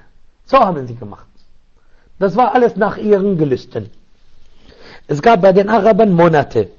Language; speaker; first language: German; non-native, fluent; Arabic